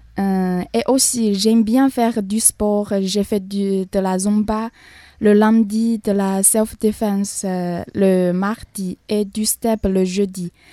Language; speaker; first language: French; non-native, learner; Chinese